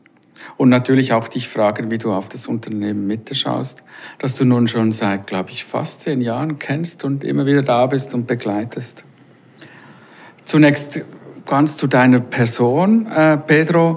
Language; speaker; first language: German; native; German